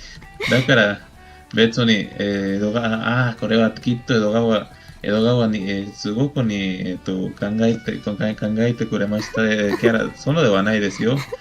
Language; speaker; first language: Japanese; non-native, learner; Spanish